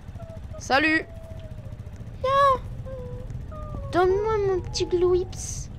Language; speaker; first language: French; native; French